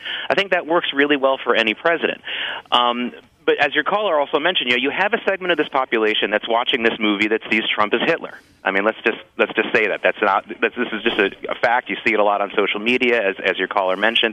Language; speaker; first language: English; native; English